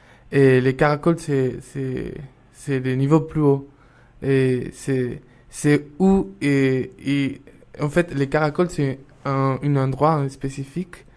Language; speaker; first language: French; non-native, fluent; Spanish